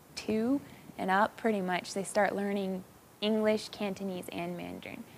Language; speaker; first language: English; native; English